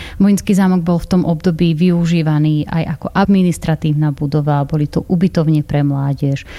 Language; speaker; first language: Slovak; native; Slovak